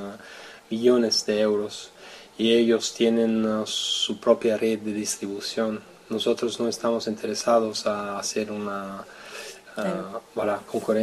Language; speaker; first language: Spanish; non-native, fluent; French